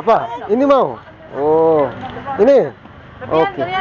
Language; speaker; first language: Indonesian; non-native, learner; Bangla